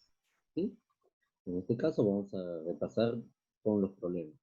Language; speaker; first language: Spanish; native; Spanish